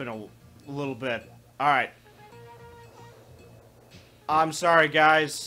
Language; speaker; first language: English; native; English